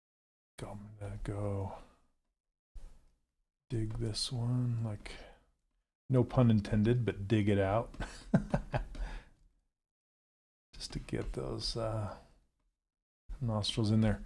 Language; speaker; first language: English; native; English